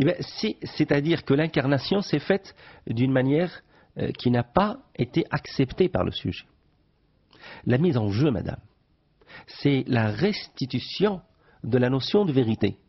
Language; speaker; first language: French; non-native, local second language; Arabic